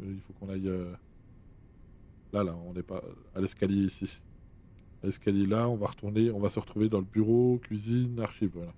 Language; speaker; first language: French; native; French